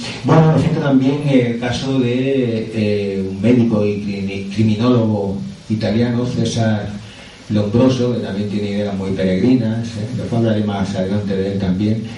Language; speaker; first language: Spanish; native; Spanish